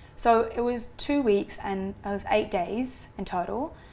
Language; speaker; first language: English; native; English